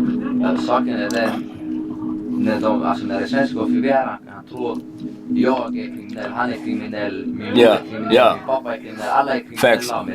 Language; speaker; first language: Swedish; early bilingual, other home language; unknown